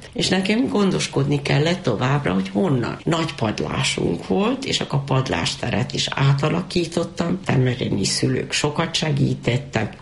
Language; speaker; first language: Hungarian; native; Hungarian